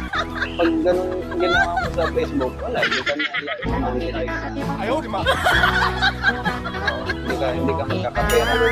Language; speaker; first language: Filipino; native; Filipino